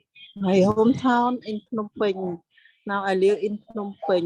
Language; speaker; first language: English; non-native, learner; Khmer